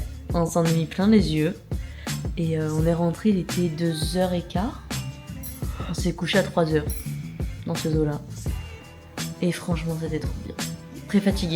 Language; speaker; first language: French; native; French